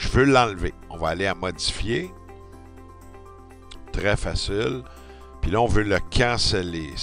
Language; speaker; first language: French; native; French